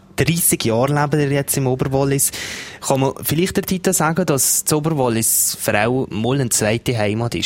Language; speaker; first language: German; native; German